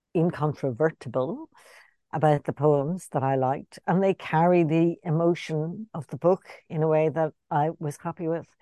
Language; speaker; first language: English; native; English